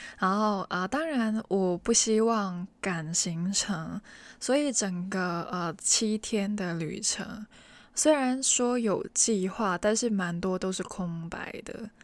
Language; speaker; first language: Chinese; non-native, local second language; Cantonese